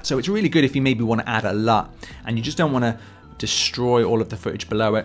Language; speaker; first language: English; native; English